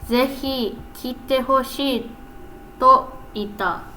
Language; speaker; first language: Japanese; non-native, learner; English